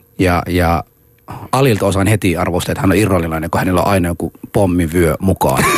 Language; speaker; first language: Finnish; non-native, fluent; Somali